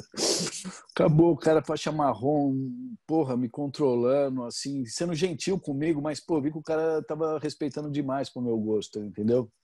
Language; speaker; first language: Portuguese; native; Portuguese